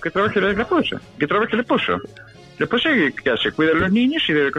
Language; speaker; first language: Spanish; native; Spanish